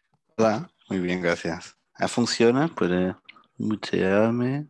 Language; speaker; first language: Spanish; early bilingual, heritage; Spanish